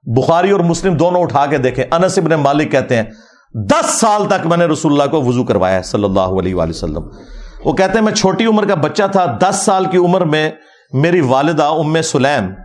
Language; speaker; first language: Urdu; non-native, local second language; Punjabi